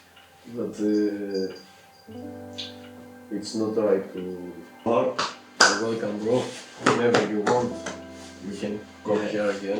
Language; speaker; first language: English; non-native, learner; Greek